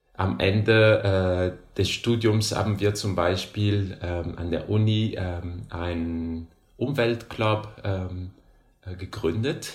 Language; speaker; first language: German; non-native, fluent; Malagasy